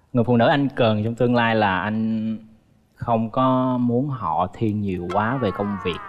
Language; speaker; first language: Vietnamese; native; Vietnamese